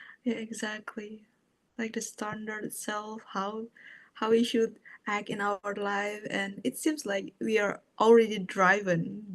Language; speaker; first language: English; non-native, fluent; Indonesian